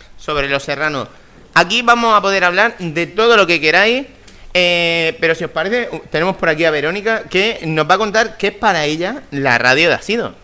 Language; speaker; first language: Spanish; native; Spanish